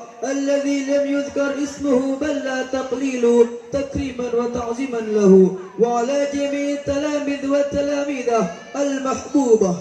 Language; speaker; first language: Arabic; non-native, learner; Indonesian